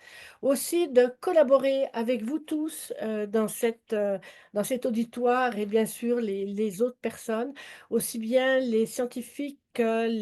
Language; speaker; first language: French; native; French